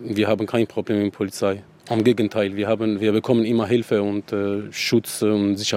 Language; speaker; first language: German; non-native, learner; Arabic